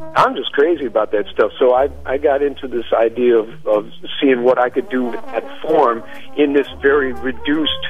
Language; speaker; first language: English; native; English